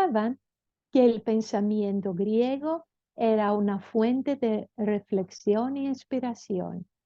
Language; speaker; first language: Spanish; non-native, fluent; Greek